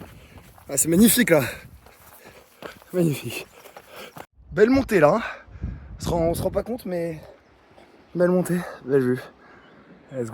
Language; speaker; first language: French; native; French